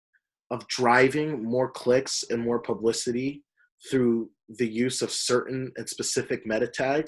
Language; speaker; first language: English; native; English